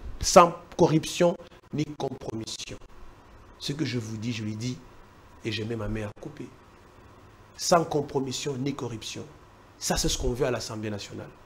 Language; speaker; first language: French; non-native, local second language; Luba-Lulua